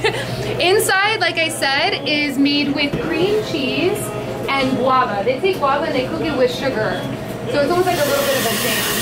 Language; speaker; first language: English; native; English